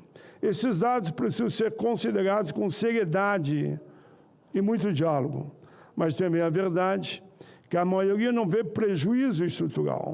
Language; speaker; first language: Portuguese; native; Portuguese